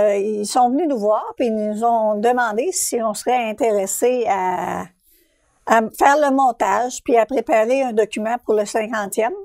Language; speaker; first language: French; native; French